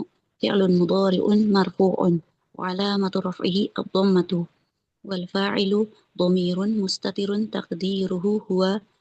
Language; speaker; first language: Arabic; non-native, learner; Indonesian